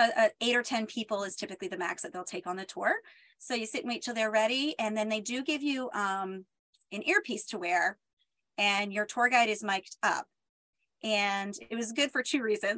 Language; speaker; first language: English; native; English